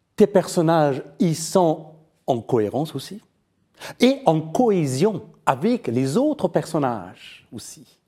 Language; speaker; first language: French; non-native, fluent; Persian